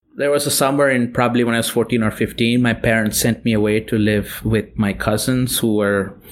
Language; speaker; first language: English; non-native, local second language; Tamil